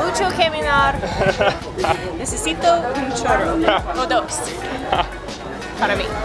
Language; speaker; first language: Spanish; non-native, learner; English